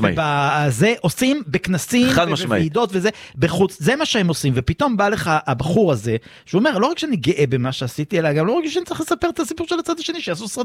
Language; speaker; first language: Hebrew; native; Hebrew